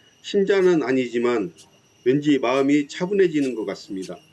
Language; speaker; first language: Korean; native; Korean